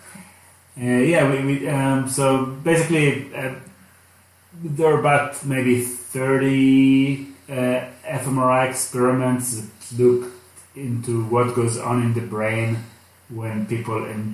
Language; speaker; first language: English; non-native, fluent; Hebrew